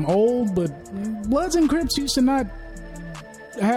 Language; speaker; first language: English; native; English